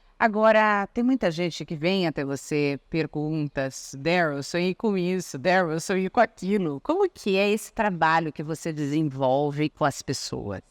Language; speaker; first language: Portuguese; native; Portuguese